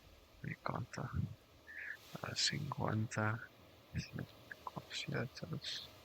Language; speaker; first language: Spanish; non-native, learner; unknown